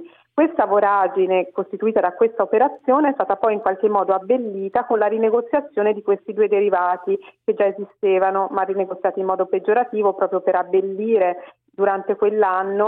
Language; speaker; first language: Italian; native; Italian